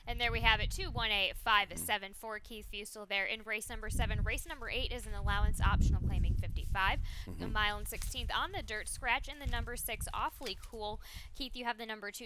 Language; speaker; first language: English; native; English